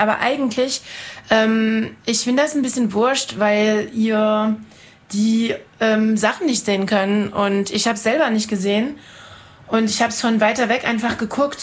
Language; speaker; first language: German; non-native, fluent; French